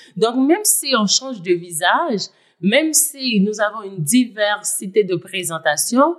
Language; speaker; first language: French; native; French